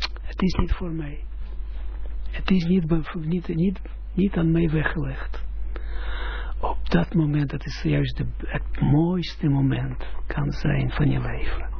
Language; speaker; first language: Dutch; non-native, fluent; Russian